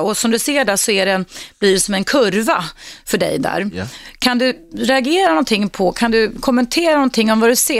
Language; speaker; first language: Swedish; native; Swedish